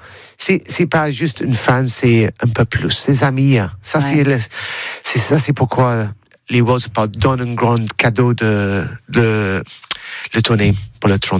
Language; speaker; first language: French; non-native, learner; English